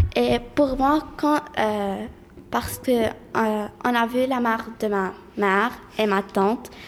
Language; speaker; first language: French; early bilingual, other home language; Arabic